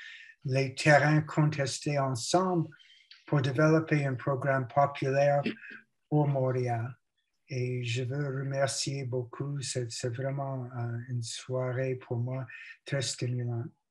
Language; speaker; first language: French; non-native, fluent; English